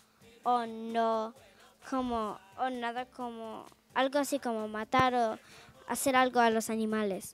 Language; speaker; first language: Spanish; early bilingual, heritage; Spanish